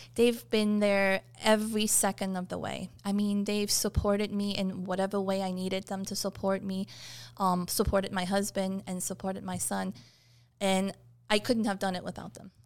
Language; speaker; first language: English; early bilingual, other home language; Persian